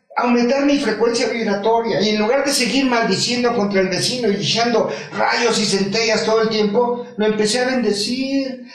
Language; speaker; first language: Spanish; native; Spanish